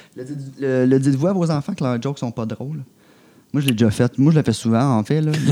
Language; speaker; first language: French; native; French